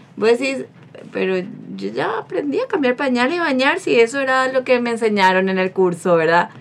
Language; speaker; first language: Spanish; native; Spanish